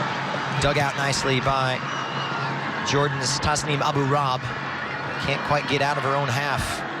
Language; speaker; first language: English; native; English